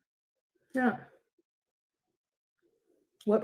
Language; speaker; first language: English; native; English